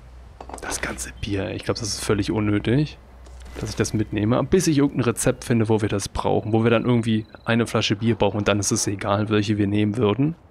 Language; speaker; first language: German; native; German